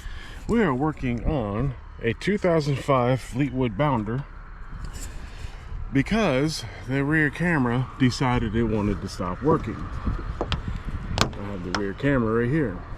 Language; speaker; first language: English; native; English